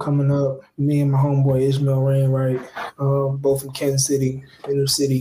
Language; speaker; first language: English; native; English